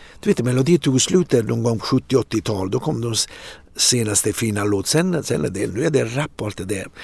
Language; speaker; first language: Swedish; non-native, fluent; Italian